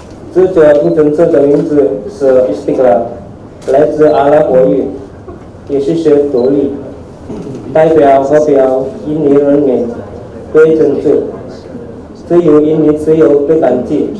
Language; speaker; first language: Chinese; non-native, learner; Indonesian